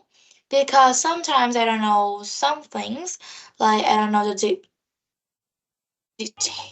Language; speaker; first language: English; non-native, learner; Vietnamese